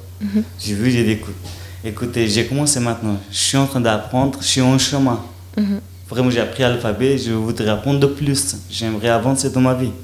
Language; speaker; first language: French; non-native, learner; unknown